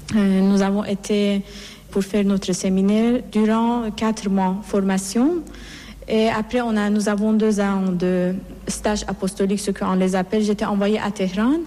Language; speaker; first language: French; non-native, fluent; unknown